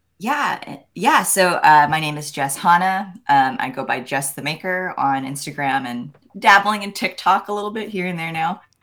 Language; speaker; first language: English; native; English